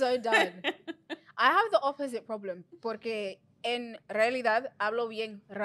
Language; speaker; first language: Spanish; non-native, learner; English